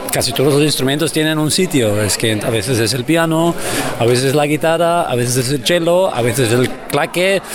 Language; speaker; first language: Spanish; non-native, fluent; German